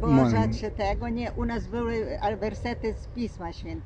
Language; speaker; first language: Polish; early bilingual, heritage; Polish